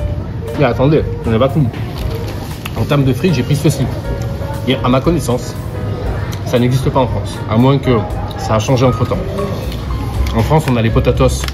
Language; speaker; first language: French; native; French